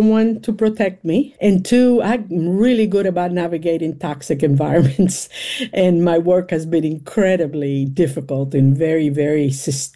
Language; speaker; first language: English; non-native, local second language; Spanish